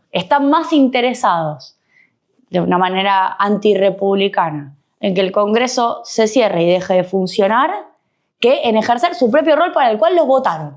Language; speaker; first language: Spanish; native; Spanish